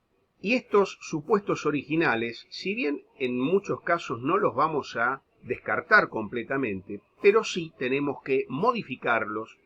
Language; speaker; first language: Spanish; native; Spanish